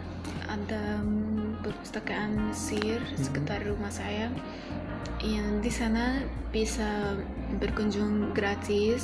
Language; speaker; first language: Indonesian; non-native, learner; Arabic